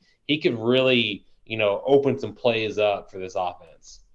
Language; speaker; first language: English; native; English